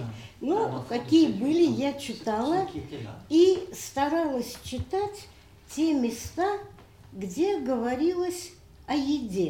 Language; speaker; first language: Russian; native; Russian